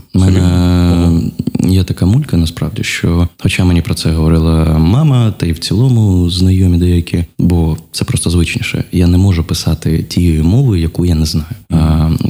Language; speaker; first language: Ukrainian; non-native, local second language; Russian